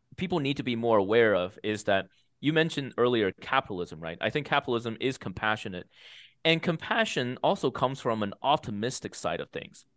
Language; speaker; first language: English; early bilingual, other home language; Chinese